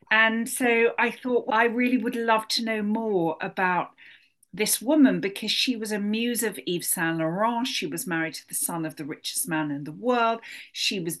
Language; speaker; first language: English; native; English